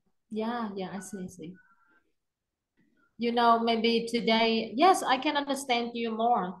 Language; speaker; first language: English; non-native, learner; Vietnamese